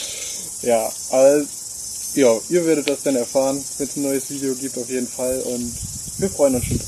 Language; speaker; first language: German; native; German